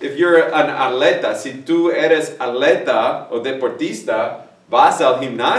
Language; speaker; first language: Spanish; non-native, fluent; English